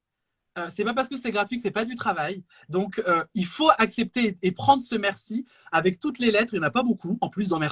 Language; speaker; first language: French; native; French